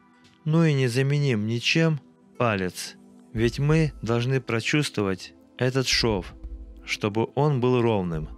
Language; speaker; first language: Russian; native; Russian